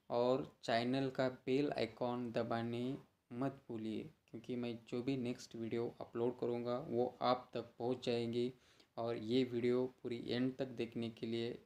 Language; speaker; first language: Hindi; non-native, local second language; Marathi